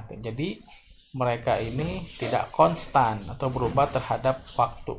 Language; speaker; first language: Indonesian; native; Indonesian